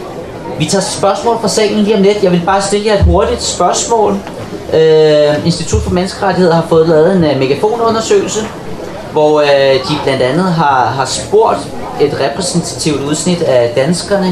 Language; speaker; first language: Danish; native; Danish